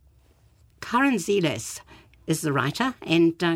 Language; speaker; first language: English; native; English